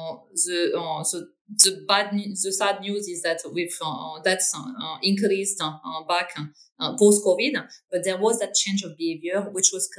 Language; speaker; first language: English; non-native, fluent; French